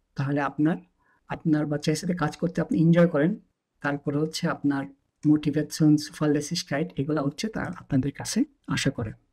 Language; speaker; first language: Bangla; native; Bangla